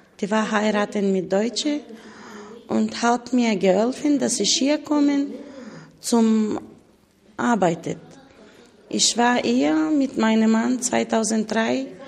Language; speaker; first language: German; non-native, learner; Bulgarian